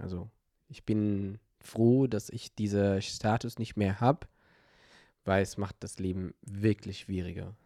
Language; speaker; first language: German; non-native, fluent; Arabic